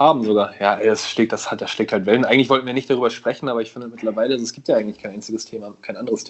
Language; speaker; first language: German; native; German